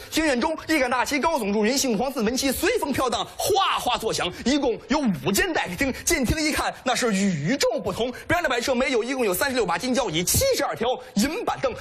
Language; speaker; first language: Chinese; native; Chinese